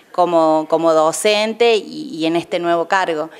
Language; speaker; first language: Spanish; native; Spanish